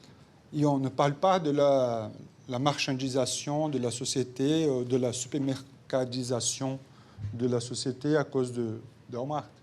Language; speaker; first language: French; non-native, fluent; Portuguese